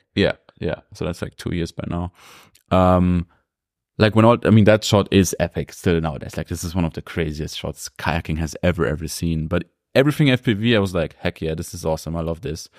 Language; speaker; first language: English; non-native, fluent; German